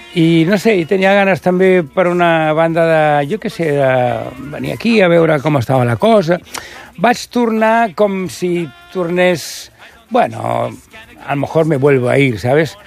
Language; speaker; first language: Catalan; non-native, local second language; Spanish